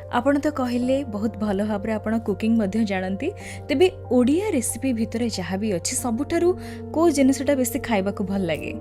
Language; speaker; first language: Odia; native; Odia